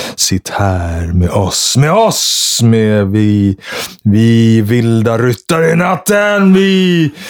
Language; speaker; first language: Swedish; native; Swedish